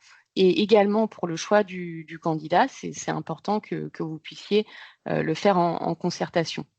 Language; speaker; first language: French; native; French